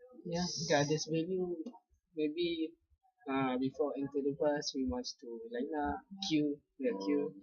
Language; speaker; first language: English; non-native, local second language; Malay